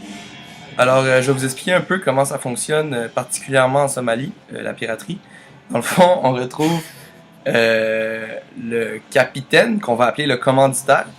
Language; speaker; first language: French; native; French